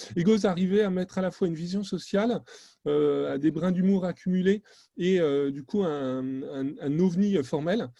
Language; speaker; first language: French; native; French